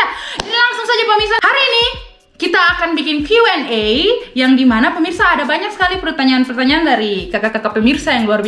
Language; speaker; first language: Indonesian; non-native, local second language; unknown